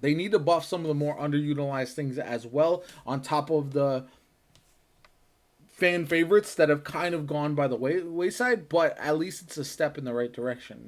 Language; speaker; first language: English; native; English